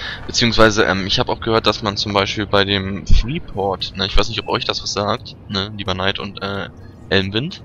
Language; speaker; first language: German; native; German